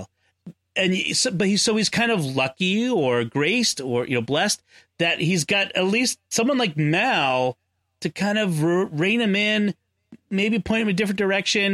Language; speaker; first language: English; native; English